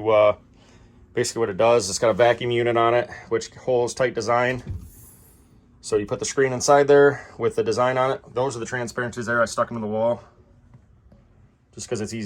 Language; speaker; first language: English; native; English